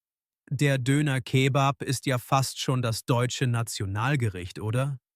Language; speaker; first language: German; non-native, fluent; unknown